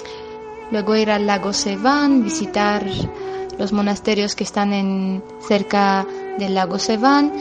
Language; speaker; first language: Spanish; non-native, fluent; Armenian